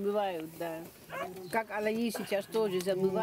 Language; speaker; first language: Russian; non-native, fluent; Dutch